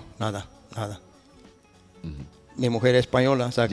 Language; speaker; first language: Spanish; non-native, fluent; Swedish